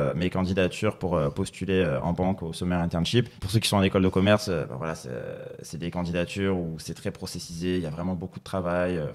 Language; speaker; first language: French; native; French